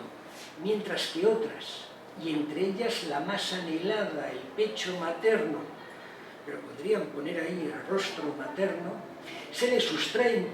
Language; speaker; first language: Spanish; native; Spanish